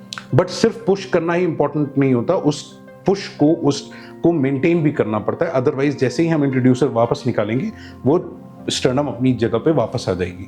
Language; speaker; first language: Hindi; native; Hindi